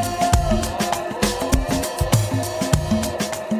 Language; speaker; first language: English; native; English